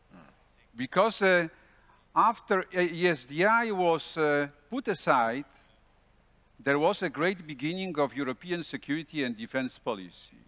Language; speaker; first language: English; non-native, fluent; Polish